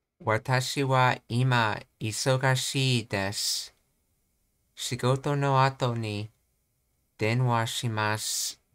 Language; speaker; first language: Japanese; non-native, learner; English